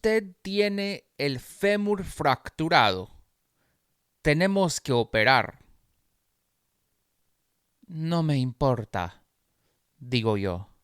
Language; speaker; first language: Spanish; non-native, fluent; English